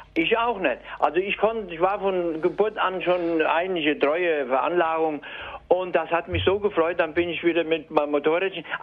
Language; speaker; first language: German; native; German